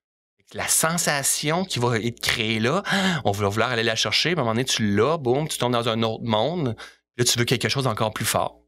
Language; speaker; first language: French; native; French